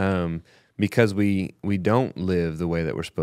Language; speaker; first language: English; native; English